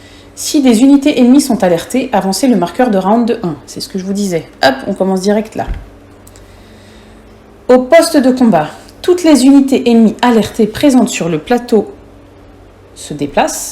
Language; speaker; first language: French; native; French